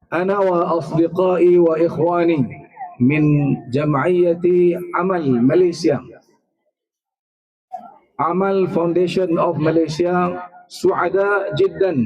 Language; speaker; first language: Arabic; non-native, fluent; Malay